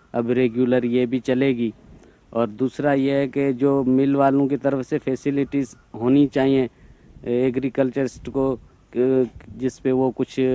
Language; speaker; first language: Urdu; non-native, local second language; Sindhi